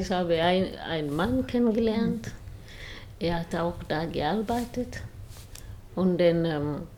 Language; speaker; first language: German; non-native, learner; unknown